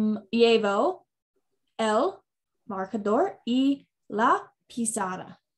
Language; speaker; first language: Spanish; non-native, learner; English